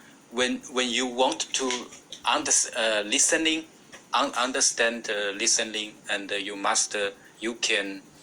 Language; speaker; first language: English; non-native, learner; Chinese